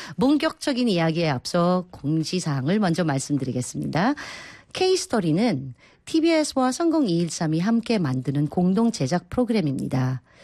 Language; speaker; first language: Korean; non-native, fluent; Filipino